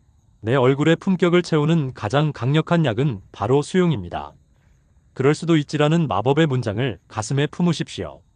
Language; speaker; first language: Korean; native; Korean